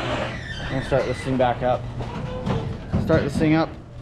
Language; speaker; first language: English; native; English